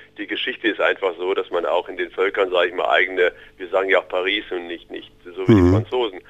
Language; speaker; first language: German; early bilingual, other home language; Russian